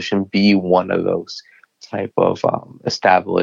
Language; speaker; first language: English; native; English